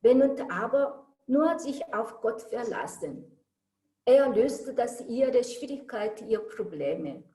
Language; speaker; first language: German; non-native, learner; Korean